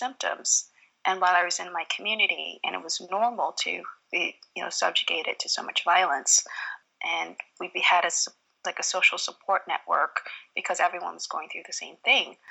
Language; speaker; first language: English; native; English